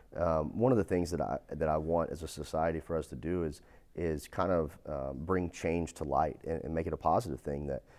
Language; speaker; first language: English; native; English